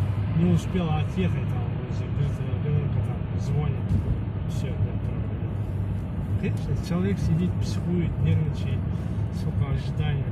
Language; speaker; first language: Russian; non-native, learner; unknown